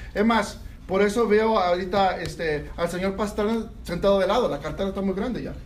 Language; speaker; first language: Spanish; early bilingual, heritage; Spanish